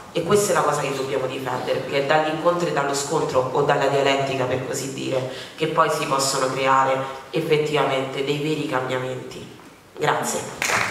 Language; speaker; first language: Italian; early bilingual, other home language; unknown